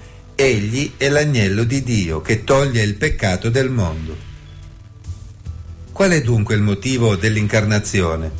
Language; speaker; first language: Italian; native; Italian